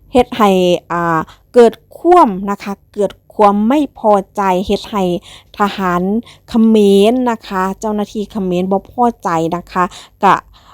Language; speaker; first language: Thai; non-native, local second language; Northeastern Thai